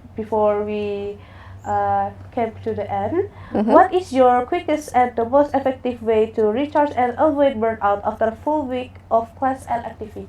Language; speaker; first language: English; non-native, learner; Indonesian